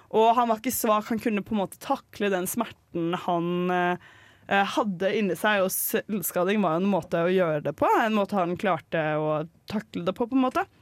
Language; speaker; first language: Norwegian; native; Norwegian